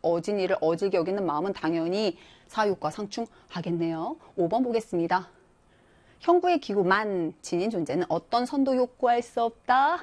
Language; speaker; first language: Korean; native; Korean